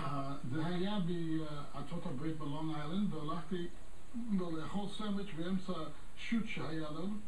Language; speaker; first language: Hebrew; non-native, fluent; English